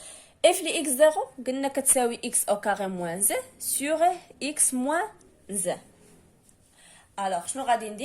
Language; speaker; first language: Arabic; native; Arabic